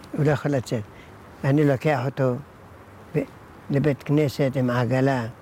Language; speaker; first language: Hebrew; early bilingual, other home language; Arabic